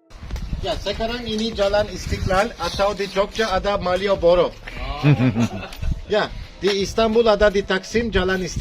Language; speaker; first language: Indonesian; non-native, fluent; Turkish